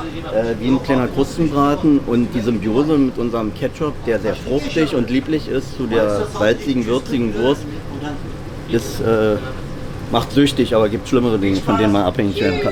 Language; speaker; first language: German; native; German